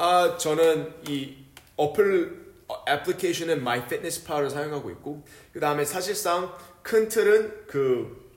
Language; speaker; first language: Korean; early bilingual, heritage; Korean